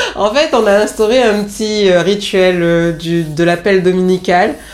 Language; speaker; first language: French; native; French